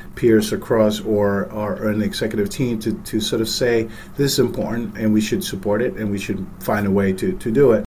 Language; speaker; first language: English; early bilingual, other home language; Spanish